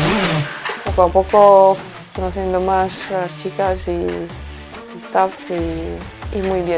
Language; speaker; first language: Spanish; non-native, fluent; Latvian